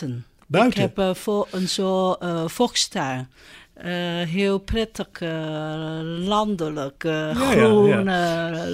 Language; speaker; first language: Dutch; non-native, learner; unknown